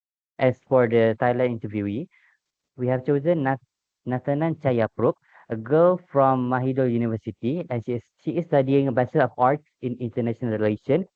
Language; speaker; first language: English; non-native, local second language; Malay